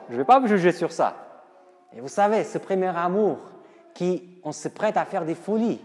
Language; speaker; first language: French; non-native, fluent; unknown